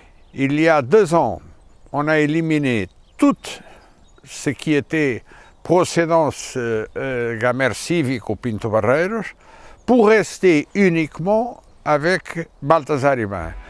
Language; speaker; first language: French; non-native, fluent; Portuguese